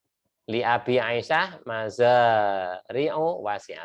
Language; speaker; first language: Arabic; non-native, fluent; Indonesian